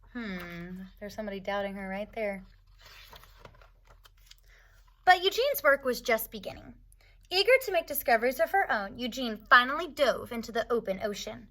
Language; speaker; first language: English; native; English